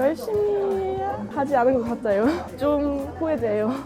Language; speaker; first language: Korean; non-native, learner; German